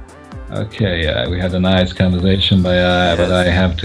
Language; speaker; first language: English; non-native, fluent; Croatian